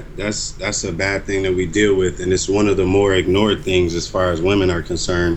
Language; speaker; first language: English; native; English